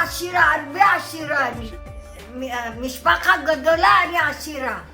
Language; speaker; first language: Hebrew; non-native, learner; Marathi